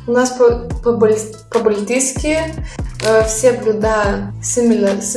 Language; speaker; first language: Russian; non-native, local second language; Lithuanian